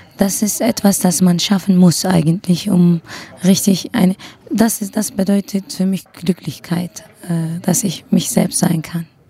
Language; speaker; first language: German; non-native, fluent; Kurdish